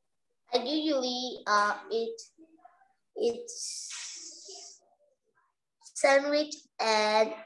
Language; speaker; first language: English; non-native, learner; Vietnamese